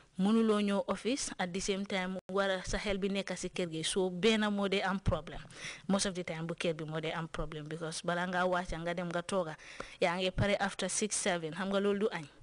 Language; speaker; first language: Wolof; non-native, local second language; Jola-Fonyi